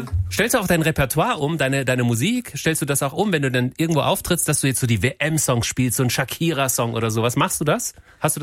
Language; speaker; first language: German; native; German